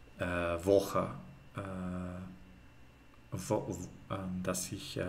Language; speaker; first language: German; non-native, learner; English